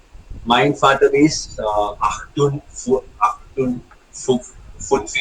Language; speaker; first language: German; non-native, learner; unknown